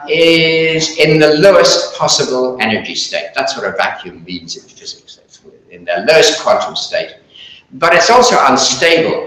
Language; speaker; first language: English; native; English